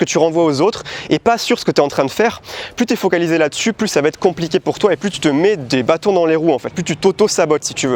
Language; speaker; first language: French; native; French